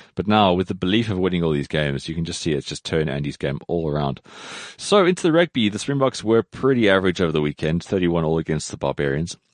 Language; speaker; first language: English; native; English